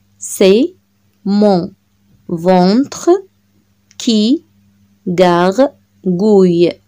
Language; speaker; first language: French; non-native, local second language; Arabic